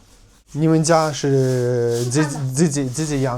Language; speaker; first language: Chinese; non-native, fluent; Russian